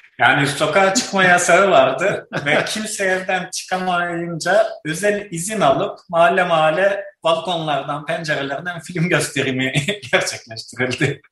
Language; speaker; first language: Turkish; non-native, learner; Albanian